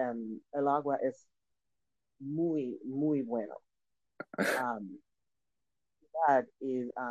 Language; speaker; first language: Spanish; non-native, learner; English